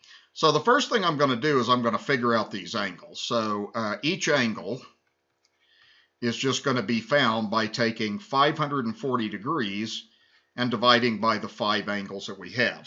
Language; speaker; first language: English; native; English